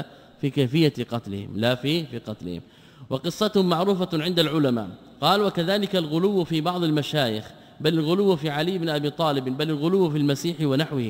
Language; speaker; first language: Arabic; native; Arabic